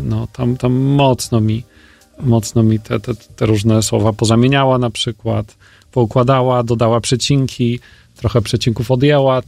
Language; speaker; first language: Polish; native; Polish